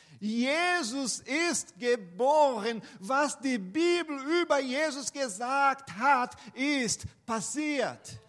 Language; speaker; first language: German; non-native, fluent; Portuguese